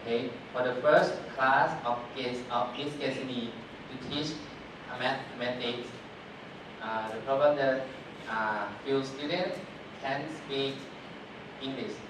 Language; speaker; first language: English; non-native, fluent; Thai